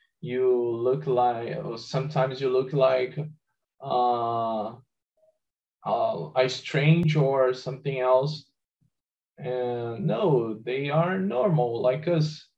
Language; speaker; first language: English; non-native, learner; Portuguese